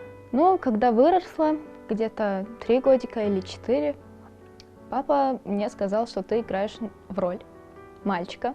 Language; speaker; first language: Russian; non-native, local second language; Tajik